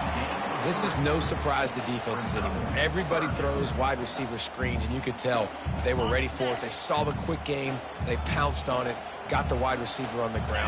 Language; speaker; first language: English; native; English